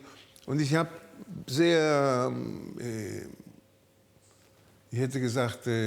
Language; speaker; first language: German; early bilingual, heritage; German